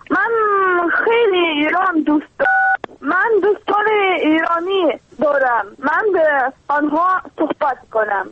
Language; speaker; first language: Persian; non-native, learner; Kyrgyz